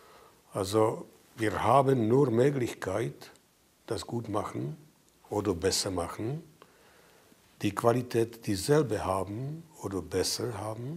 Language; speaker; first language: German; non-native, fluent; Czech